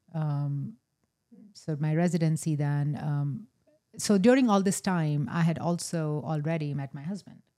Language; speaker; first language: English; non-native, local second language; Hindi